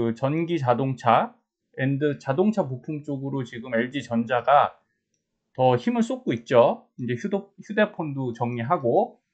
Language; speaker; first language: Korean; native; Korean